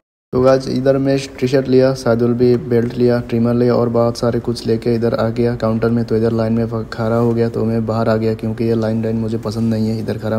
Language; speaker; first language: Hindi; non-native, learner; Bangla